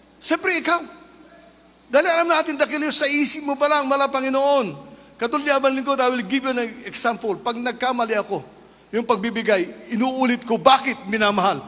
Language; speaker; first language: Filipino; non-native, local second language; Iloko